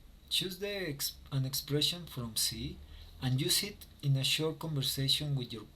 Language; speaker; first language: English; non-native, fluent; Spanish